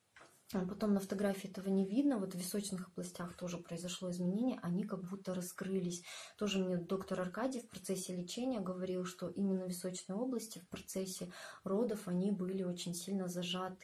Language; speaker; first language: Russian; native; Russian